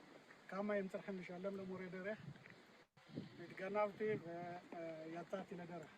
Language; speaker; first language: Hebrew; non-native, fluent; Amharic